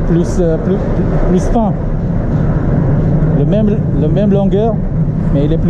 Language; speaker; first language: French; non-native, learner; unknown